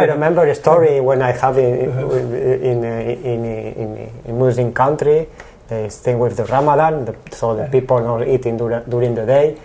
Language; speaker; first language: English; non-native, learner; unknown